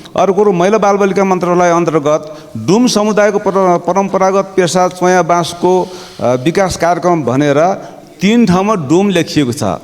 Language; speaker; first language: Nepali; native; Nepali